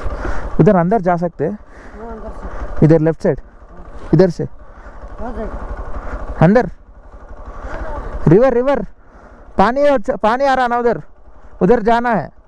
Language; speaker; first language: Hindi; non-native, local second language; Telugu